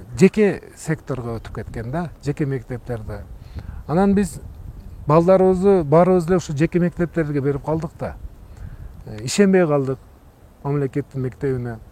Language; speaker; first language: Kyrgyz; non-native, local second language; Uzbek